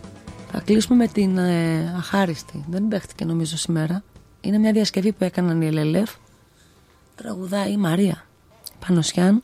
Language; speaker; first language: Greek; native; Greek